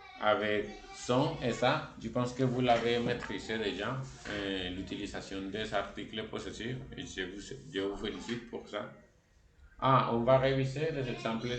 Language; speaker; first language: French; non-native, fluent; Spanish